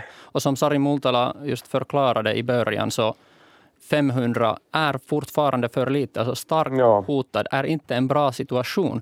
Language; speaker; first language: Swedish; native; Swedish